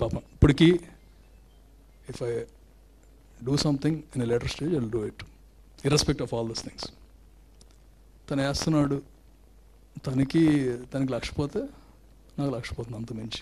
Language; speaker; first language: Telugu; native; Telugu